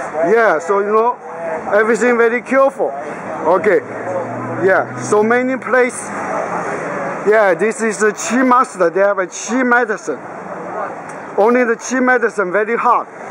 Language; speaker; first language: English; non-native, learner; Chinese